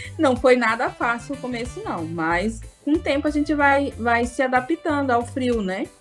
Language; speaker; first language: Portuguese; native; Portuguese